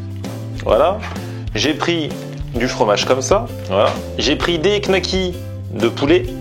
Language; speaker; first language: French; native; French